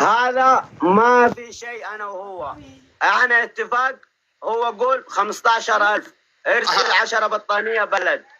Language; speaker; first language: Arabic; non-native, learner; Oromo